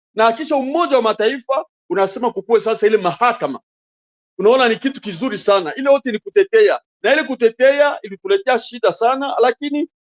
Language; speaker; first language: Swahili; non-native, local second language; Bembe